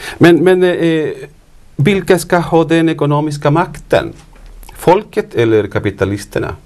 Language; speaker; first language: Swedish; non-native, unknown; Spanish